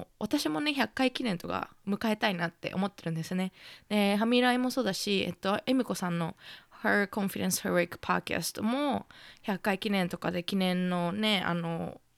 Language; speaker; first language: Japanese; native; Japanese